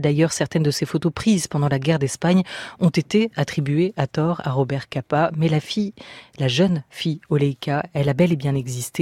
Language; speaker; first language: French; native; French